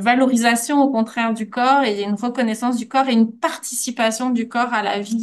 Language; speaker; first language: French; native; French